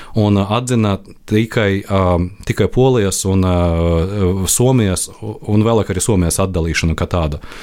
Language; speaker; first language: Latvian; non-native, local second language; Russian